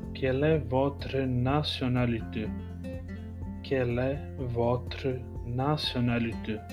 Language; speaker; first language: French; non-native, fluent; Portuguese